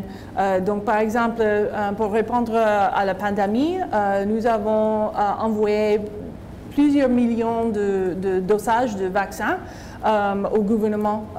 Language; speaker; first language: French; non-native, fluent; English